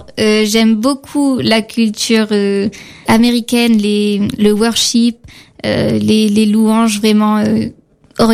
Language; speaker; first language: French; native; French